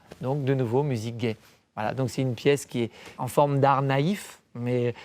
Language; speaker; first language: French; native; French